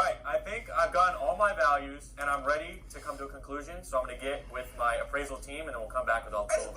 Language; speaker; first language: English; native; English